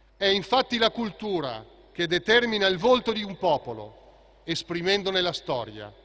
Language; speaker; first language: Italian; native; Italian